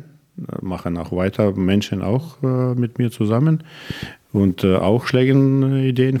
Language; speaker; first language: German; non-native, learner; Russian